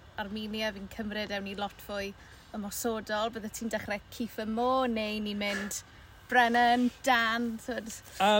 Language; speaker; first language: Welsh; native; Welsh